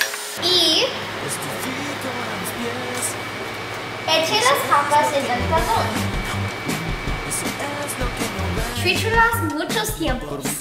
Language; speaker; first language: Spanish; non-native, learner; English